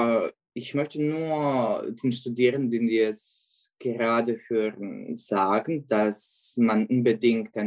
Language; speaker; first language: German; non-native, fluent; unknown